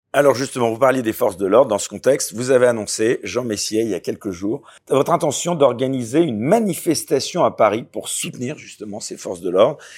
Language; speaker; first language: French; native; French